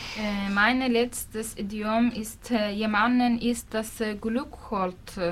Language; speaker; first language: German; non-native, learner; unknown